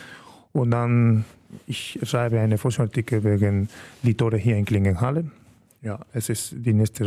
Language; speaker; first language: German; non-native, learner; Spanish